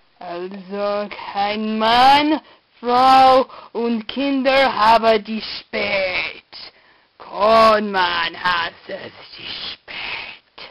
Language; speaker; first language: German; non-native, learner; English